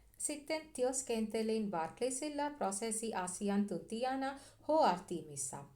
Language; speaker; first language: Finnish; non-native, learner; Tamil